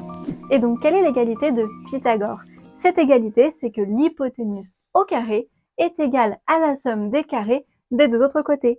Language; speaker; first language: French; native; French